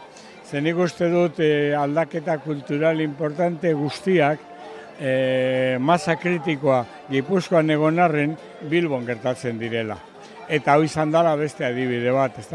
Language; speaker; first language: Basque; native; Basque